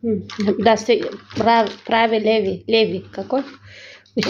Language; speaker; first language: Russian; non-native, fluent; Tajik